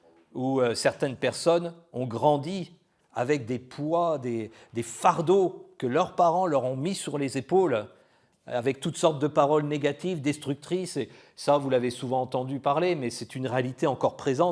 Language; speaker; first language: French; native; French